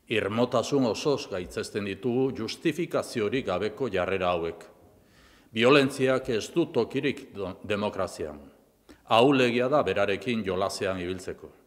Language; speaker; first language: Basque; non-native, local second language; Spanish